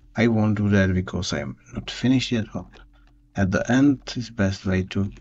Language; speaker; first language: English; non-native, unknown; Czech